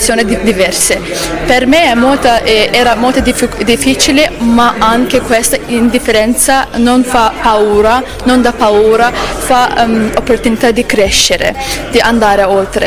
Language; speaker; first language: Italian; non-native, learner; Azerbaijani